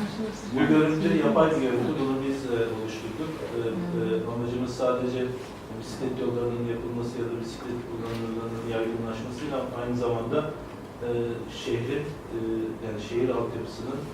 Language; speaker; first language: Turkish; native; Turkish